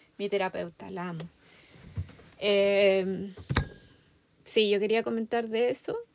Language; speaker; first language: Spanish; native; Spanish